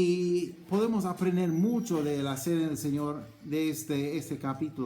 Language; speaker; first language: Spanish; non-native, fluent; English